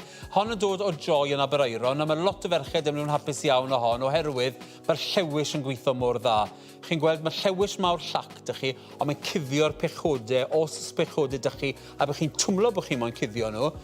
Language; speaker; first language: Welsh; native; Welsh